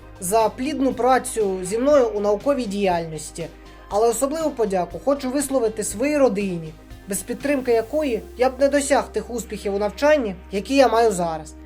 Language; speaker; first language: Ukrainian; native; Ukrainian